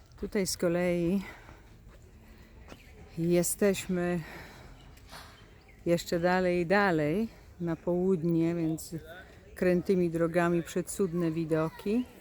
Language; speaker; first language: Polish; native; Polish